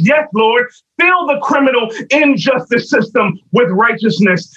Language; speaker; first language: English; native; English